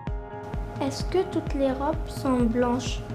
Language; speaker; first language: French; non-native, learner; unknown